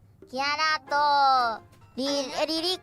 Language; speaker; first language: Japanese; non-native, learner; Indonesian